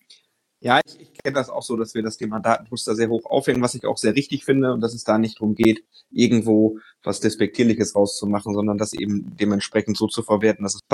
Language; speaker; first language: German; native; German